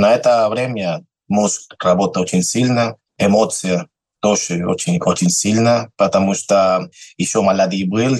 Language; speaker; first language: Russian; non-native, learner; Spanish